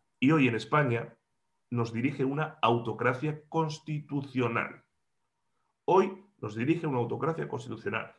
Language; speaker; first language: Spanish; native; Spanish